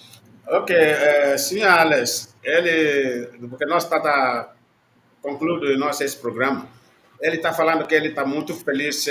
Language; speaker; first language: Portuguese; non-native, learner; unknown